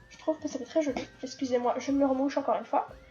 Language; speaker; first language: French; native; French